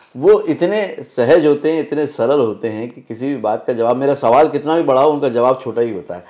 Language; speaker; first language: Hindi; native; Hindi